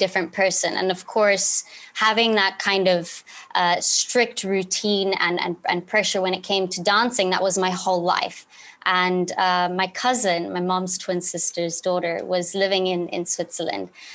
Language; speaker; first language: English; native; English